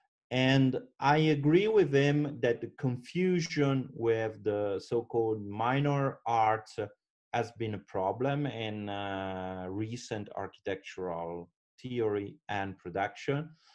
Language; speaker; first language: English; non-native, fluent; Italian